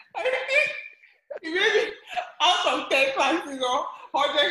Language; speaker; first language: English; non-native, local second language; Yoruba